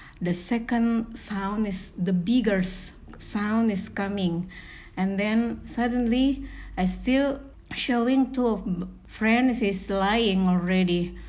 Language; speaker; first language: English; non-native, learner; Indonesian